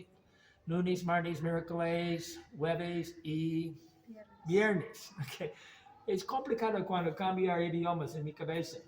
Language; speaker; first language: Spanish; non-native, learner; English